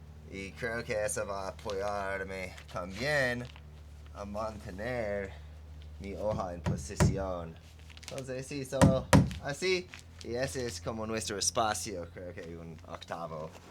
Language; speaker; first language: Spanish; non-native, fluent; English